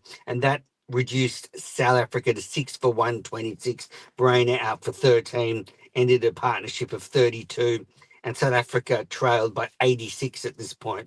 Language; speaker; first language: English; native; English